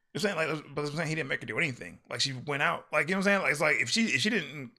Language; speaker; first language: English; early bilingual, other home language; Yoruba